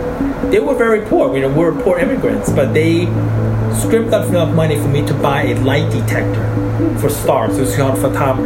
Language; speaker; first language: English; early bilingual, other home language; Chinese